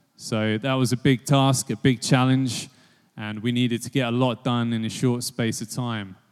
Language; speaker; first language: English; native; English